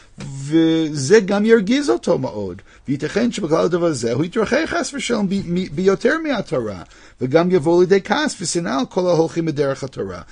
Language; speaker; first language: Hebrew; non-native, fluent; English